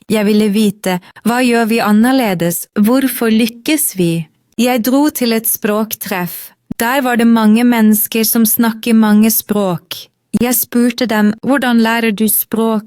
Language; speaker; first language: Norwegian; non-native, fluent; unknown